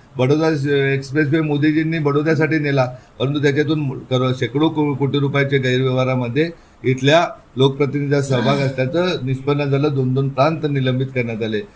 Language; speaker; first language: Marathi; native; Marathi